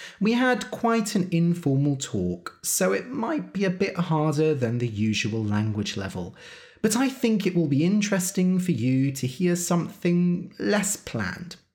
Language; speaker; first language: English; native; English